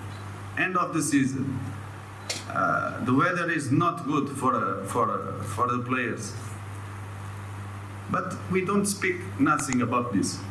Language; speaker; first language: English; non-native, learner; Portuguese